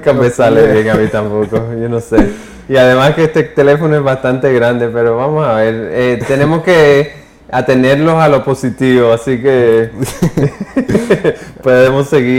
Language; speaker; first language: Spanish; early bilingual, heritage; English